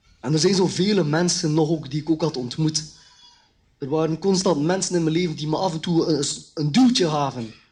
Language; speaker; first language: Dutch; early bilingual, other home language; Khmer